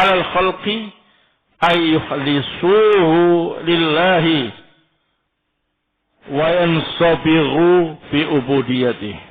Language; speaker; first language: Arabic; non-native, fluent; Indonesian